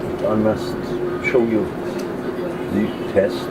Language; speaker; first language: English; non-native, learner; German